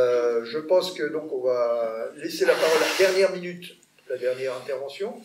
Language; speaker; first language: French; native; French